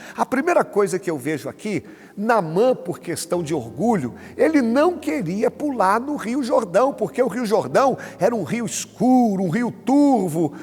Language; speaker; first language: Portuguese; native; Portuguese